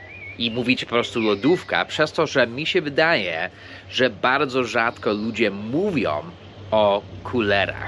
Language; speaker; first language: Polish; early bilingual, heritage; Polish